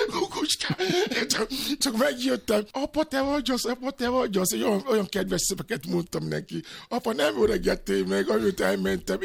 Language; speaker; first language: Hungarian; non-native, fluent; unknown